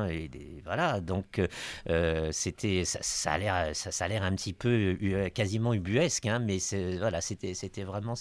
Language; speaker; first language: French; native; French